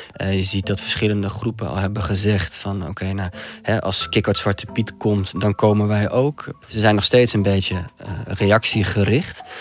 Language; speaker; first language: Dutch; native; Dutch